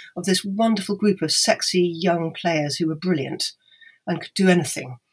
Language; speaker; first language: English; native; English